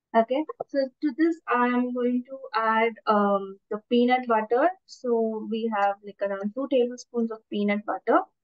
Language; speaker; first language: English; non-native, local second language; Tamil